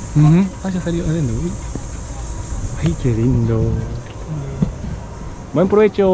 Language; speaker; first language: Spanish; non-native, learner; Japanese